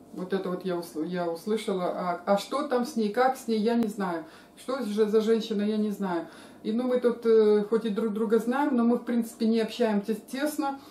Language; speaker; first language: Russian; native; Russian